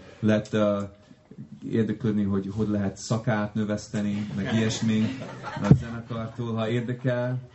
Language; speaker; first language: Hungarian; non-native, fluent; English